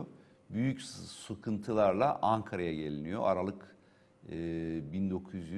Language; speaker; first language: Turkish; native; Turkish